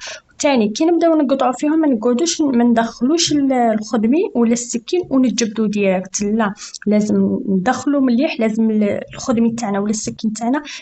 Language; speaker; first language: Arabic; native; Arabic